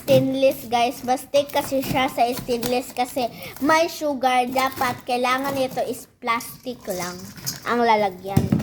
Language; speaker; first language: Filipino; non-native, local second language; Cebuano